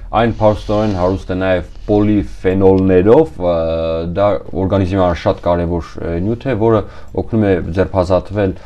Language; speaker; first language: Armenian; native; Armenian